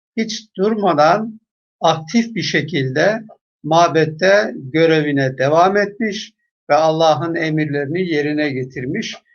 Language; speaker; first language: Turkish; native; Turkish